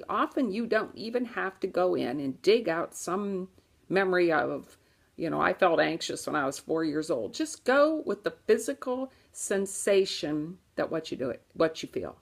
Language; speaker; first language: English; native; English